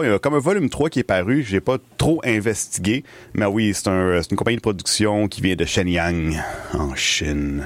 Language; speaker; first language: French; native; French